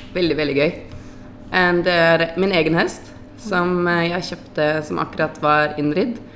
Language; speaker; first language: Norwegian; native; Norwegian